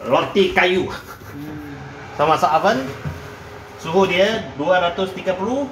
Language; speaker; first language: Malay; non-native, local second language; Chinese